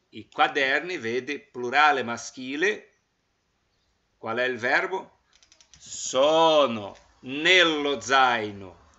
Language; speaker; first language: Italian; non-native, fluent; Portuguese